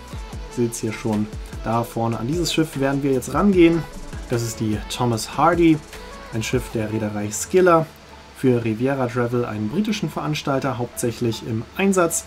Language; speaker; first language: German; native; German